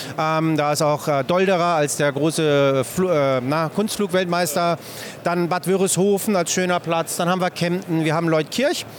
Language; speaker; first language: German; native; German